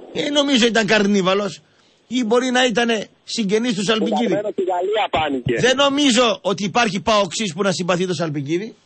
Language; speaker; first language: Greek; native; Greek